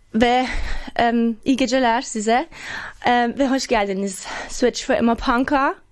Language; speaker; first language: Turkish; early bilingual, other home language; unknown